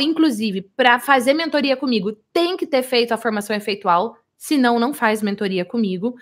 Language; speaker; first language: Portuguese; native; Portuguese